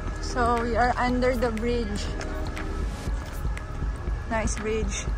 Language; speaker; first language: English; non-native, local second language; Filipino